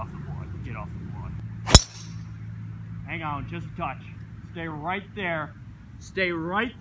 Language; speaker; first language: English; native; English